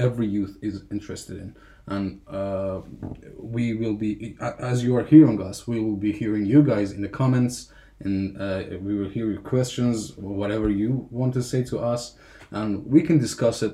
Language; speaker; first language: English; non-native, fluent; Persian